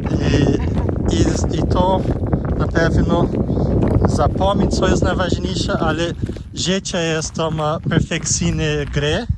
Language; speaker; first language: Polish; non-native, learner; Portuguese